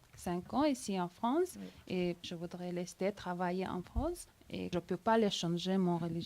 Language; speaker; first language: French; non-native, learner; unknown